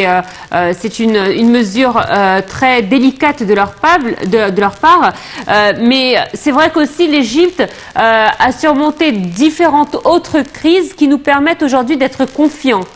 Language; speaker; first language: French; non-native, fluent; Arabic